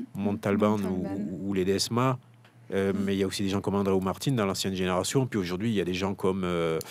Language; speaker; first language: French; native; French